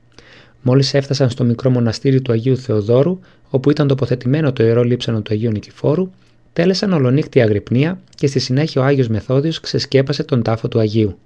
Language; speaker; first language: Greek; native; Greek